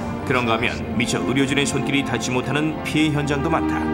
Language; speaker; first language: Korean; native; Korean